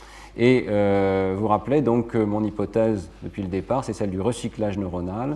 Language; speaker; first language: French; native; French